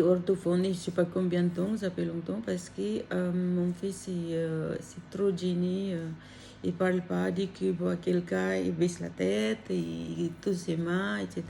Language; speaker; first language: French; non-native, learner; Filipino